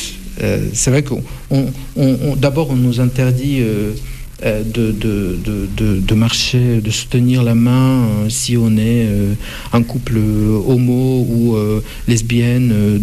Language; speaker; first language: French; non-native, fluent; Russian